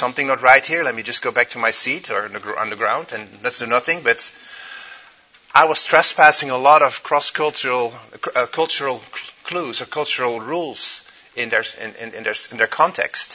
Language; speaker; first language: English; non-native, fluent; Dutch